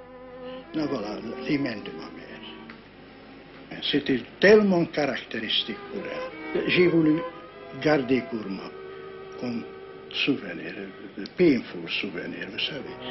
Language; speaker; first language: French; non-native, learner; Hungarian